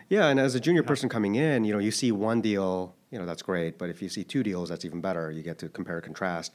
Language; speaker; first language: English; early bilingual, other home language; Korean